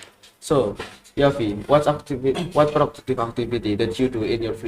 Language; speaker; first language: English; non-native, learner; Indonesian